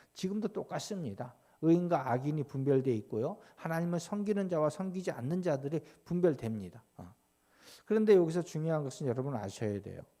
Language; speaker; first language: Korean; native; Korean